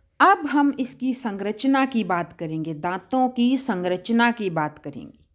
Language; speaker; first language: Hindi; native; Hindi